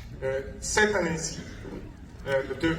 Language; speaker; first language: French; non-native, fluent; English